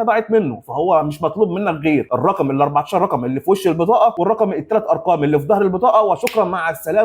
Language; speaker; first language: Arabic; native; Arabic